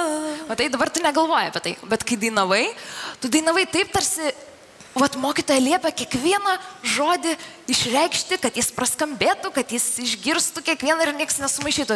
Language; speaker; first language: Lithuanian; native; Lithuanian